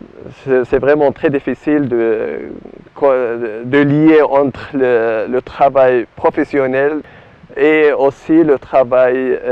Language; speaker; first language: French; non-native, learner; Arabic